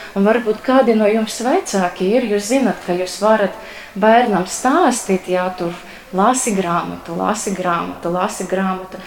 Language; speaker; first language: Latvian; non-native, local second language; Russian